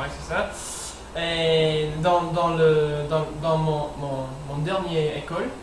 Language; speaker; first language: French; non-native, learner; English